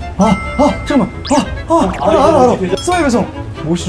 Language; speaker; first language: Korean; native; Korean